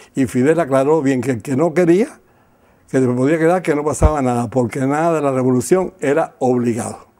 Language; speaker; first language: Spanish; native; Spanish